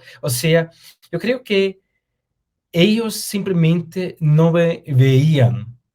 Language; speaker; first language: Spanish; non-native, fluent; German